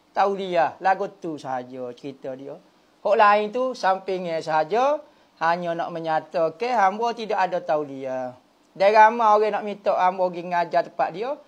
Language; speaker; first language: Malay; native; Malay